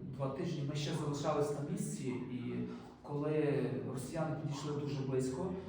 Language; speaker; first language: Ukrainian; native; Ukrainian